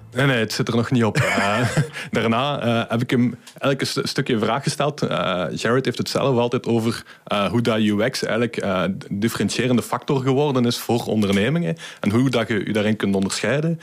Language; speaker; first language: Dutch; native; Dutch